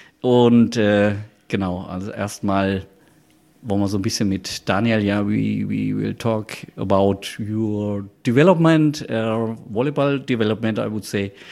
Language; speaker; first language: German; native; German